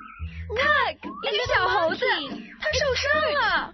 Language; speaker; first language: Chinese; native; Chinese